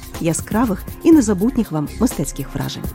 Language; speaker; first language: Ukrainian; native; Ukrainian